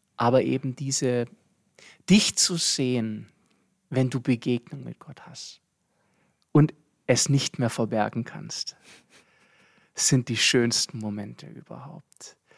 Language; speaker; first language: German; native; German